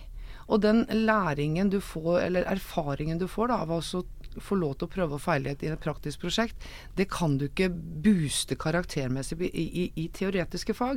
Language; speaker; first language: Norwegian; native; Norwegian